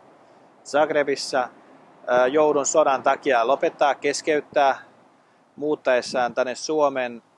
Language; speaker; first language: Finnish; non-native, fluent; Bosnian